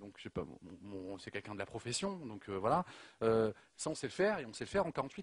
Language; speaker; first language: French; native; French